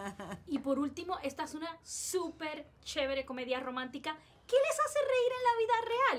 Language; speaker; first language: Spanish; native; Spanish